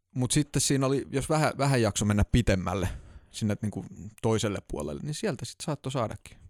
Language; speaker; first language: Finnish; native; Finnish